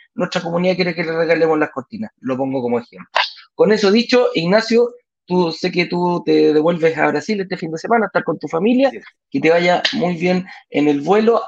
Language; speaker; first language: Spanish; native; Spanish